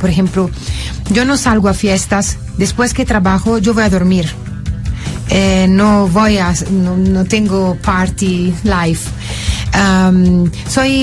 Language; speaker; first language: Spanish; non-native, fluent; Italian